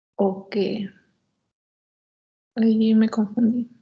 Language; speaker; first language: Spanish; native; Spanish